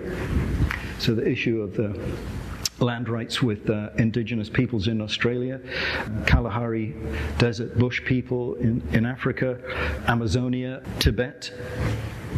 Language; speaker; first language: English; native; English